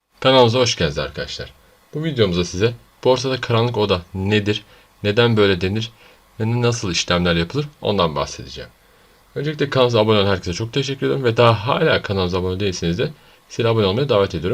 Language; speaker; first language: Turkish; native; Turkish